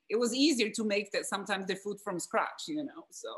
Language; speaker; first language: English; non-native, fluent; Polish